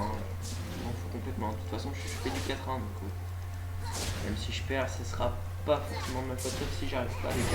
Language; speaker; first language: French; native; French